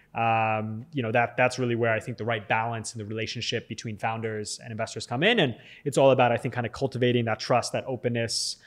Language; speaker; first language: English; native; English